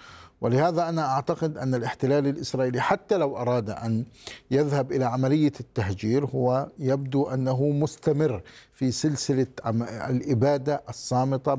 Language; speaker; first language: Arabic; native; Arabic